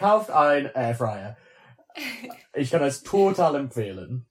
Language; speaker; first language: German; non-native, learner; English